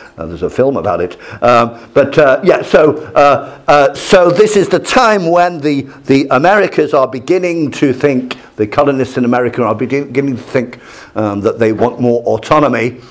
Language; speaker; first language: English; native; English